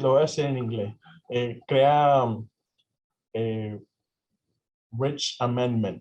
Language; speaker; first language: Spanish; early bilingual, heritage; Spanish